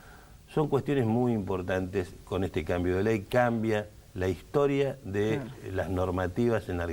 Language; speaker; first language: Spanish; native; Spanish